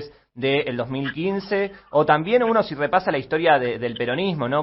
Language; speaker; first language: Spanish; native; Spanish